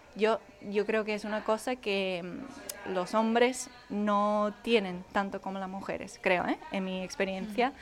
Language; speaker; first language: Spanish; non-native, fluent; English